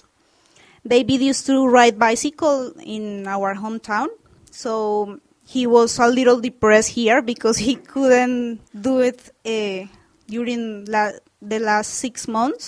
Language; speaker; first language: English; non-native, fluent; Spanish